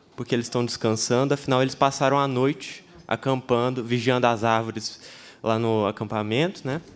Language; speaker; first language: Portuguese; native; Portuguese